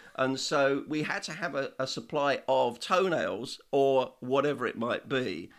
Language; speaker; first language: English; native; English